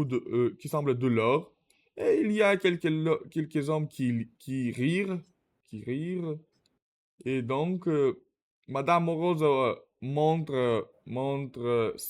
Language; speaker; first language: French; non-native, learner; Russian